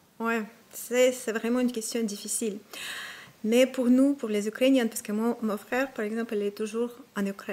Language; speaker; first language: French; non-native, fluent; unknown